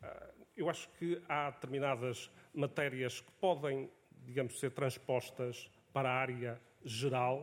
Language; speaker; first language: Portuguese; native; Portuguese